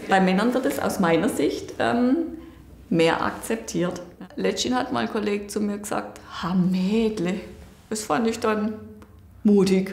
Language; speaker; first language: German; native; German